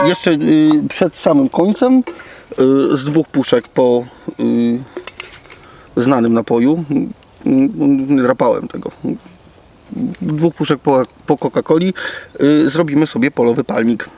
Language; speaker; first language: Polish; native; Polish